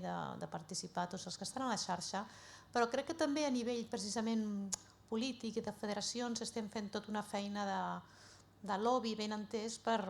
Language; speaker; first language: Catalan; native; Catalan